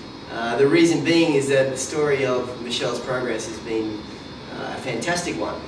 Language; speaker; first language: English; native; English